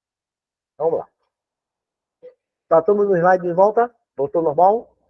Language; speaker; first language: Portuguese; native; Portuguese